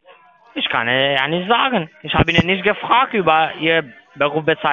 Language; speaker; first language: German; non-native, learner; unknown